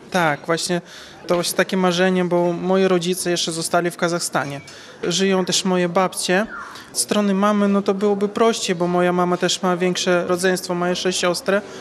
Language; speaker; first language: Polish; early bilingual, heritage; Polish